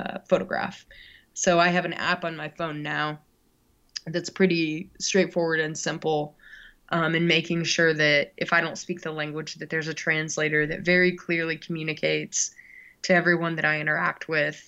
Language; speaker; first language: English; native; English